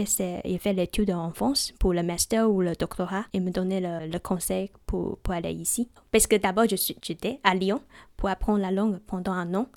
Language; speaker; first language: French; non-native, learner; Chinese